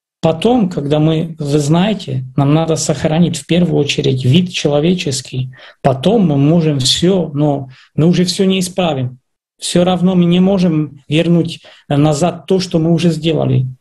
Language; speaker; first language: Russian; non-native, fluent; Czech